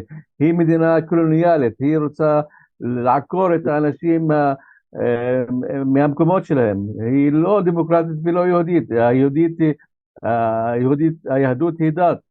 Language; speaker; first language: Hebrew; non-native, local second language; Arabic